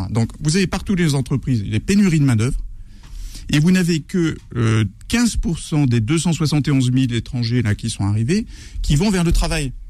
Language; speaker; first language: French; native; French